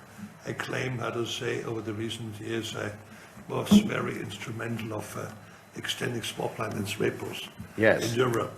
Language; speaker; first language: English; non-native, fluent; German